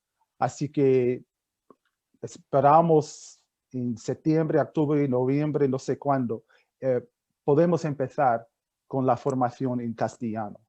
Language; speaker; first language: Spanish; non-native, fluent; English